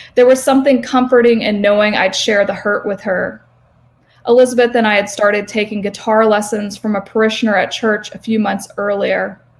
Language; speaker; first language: English; native; English